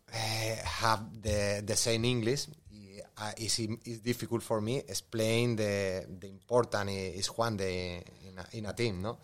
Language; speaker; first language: English; non-native, learner; Spanish